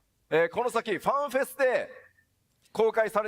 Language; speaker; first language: Japanese; native; Japanese